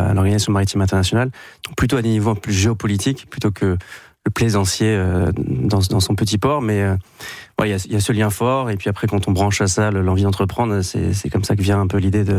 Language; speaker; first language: French; native; French